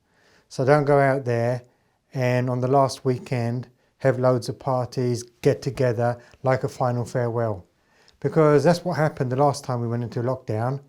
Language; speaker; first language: English; native; English